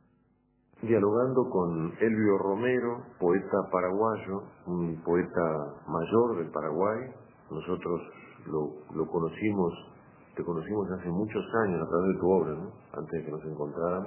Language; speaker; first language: Spanish; native; Spanish